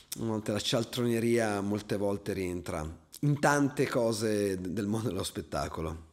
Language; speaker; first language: Italian; native; Italian